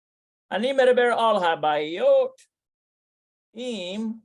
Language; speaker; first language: Hebrew; non-native, learner; English